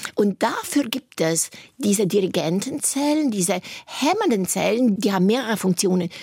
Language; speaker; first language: German; native; German